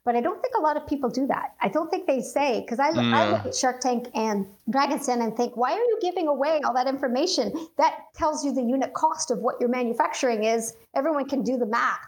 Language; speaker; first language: English; native; English